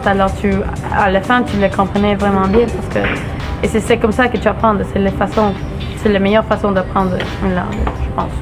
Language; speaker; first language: French; non-native, learner; English